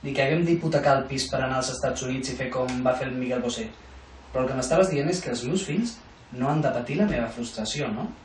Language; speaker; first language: Catalan; non-native, local second language; Spanish